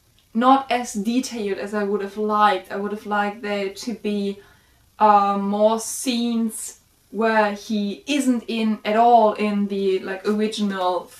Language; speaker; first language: English; non-native, fluent; German